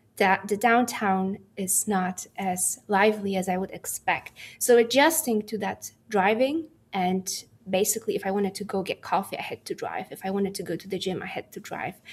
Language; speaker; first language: English; non-native, fluent; Polish